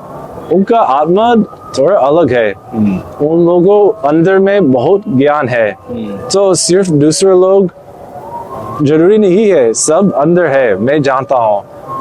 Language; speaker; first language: Hindi; non-native, learner; English